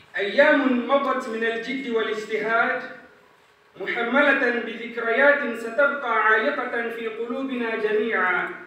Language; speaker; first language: Arabic; non-native, fluent; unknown